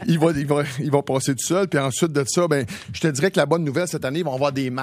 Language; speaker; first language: French; native; French